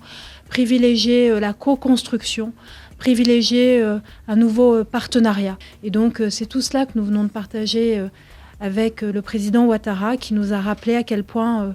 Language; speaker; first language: French; native; French